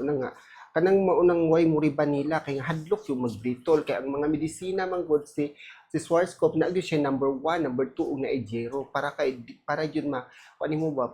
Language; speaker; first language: Cebuano; native; Cebuano